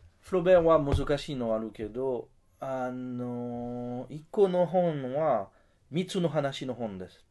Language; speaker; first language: Japanese; non-native, learner; French